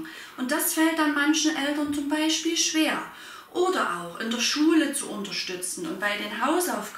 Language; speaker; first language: German; native; German